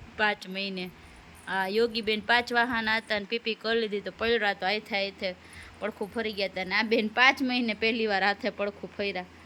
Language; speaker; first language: Gujarati; native; Gujarati